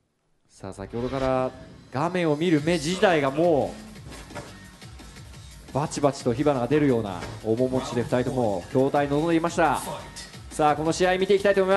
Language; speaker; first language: Japanese; native; Japanese